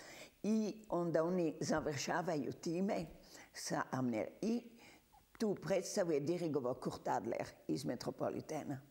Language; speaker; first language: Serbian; early bilingual, heritage; Serbian